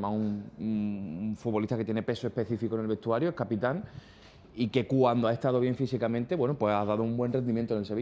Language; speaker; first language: Spanish; native; Spanish